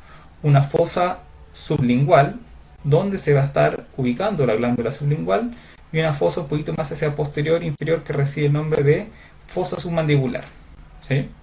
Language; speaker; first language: Spanish; native; Spanish